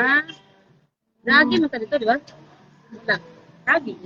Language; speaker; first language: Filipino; non-native, local second language; Cebuano